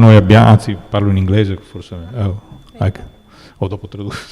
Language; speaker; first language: Italian; native; Italian